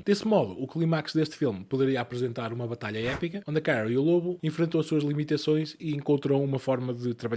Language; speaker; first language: Portuguese; native; Portuguese